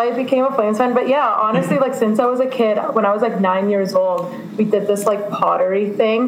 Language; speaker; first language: English; native; English